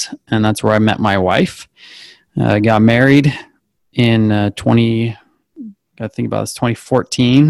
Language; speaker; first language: English; native; English